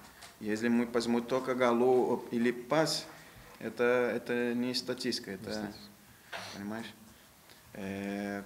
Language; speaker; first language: Russian; non-native, learner; Portuguese